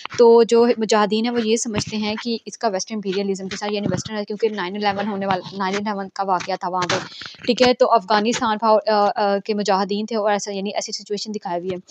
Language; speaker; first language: Urdu; native; Urdu